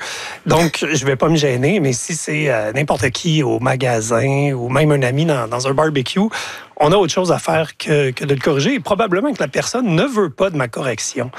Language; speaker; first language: French; native; French